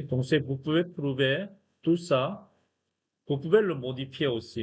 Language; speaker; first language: French; non-native, fluent; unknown